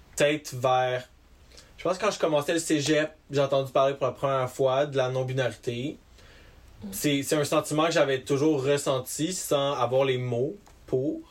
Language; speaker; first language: French; native; French